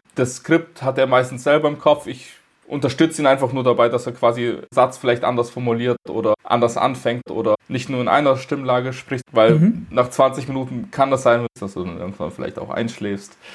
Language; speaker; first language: German; early bilingual, other home language; Russian